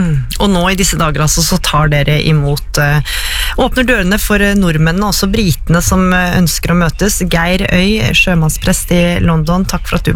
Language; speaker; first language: Norwegian; native; Norwegian